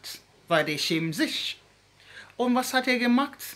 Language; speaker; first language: German; non-native, learner; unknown